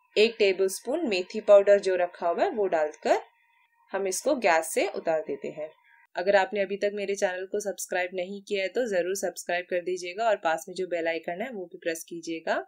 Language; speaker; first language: Hindi; non-native, local second language; Malayalam